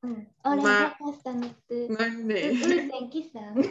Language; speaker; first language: Finnish; non-native, learner; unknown